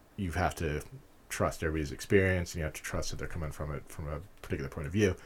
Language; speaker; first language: English; native; English